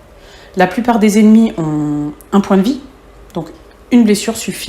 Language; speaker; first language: French; native; French